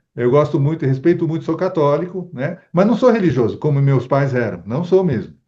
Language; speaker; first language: Portuguese; early bilingual, other home language; Spanish